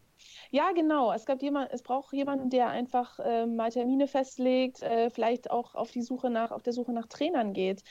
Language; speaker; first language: German; native; German